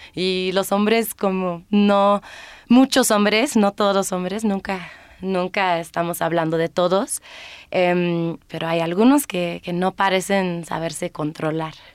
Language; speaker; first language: Spanish; non-native, fluent; English